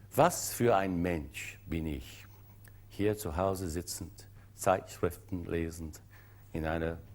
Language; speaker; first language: German; non-native, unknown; English